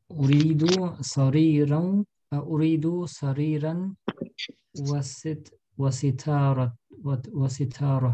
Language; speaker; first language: Arabic; non-native, learner; German